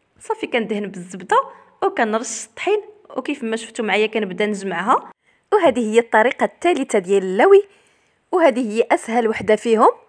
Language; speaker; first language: Arabic; native; Arabic